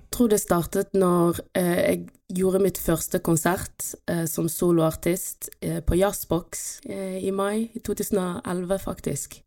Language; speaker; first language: Norwegian; early bilingual, other home language; Portuguese